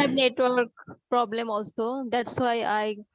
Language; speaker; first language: English; non-native, learner; Bangla